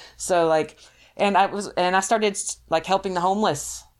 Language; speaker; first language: English; native; English